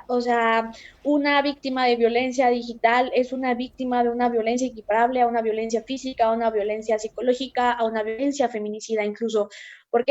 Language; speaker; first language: Spanish; native; Spanish